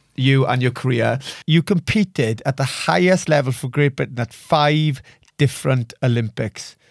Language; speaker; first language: English; native; English